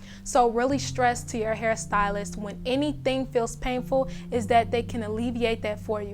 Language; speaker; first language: English; native; English